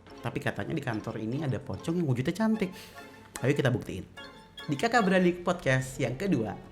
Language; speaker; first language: Indonesian; native; Indonesian